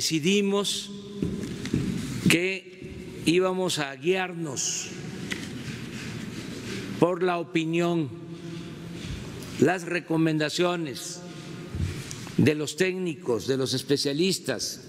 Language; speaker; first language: Spanish; native; Spanish